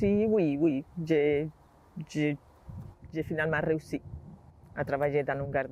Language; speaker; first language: French; non-native, learner; Spanish